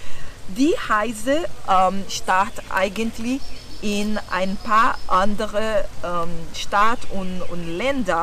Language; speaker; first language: German; non-native, fluent; Portuguese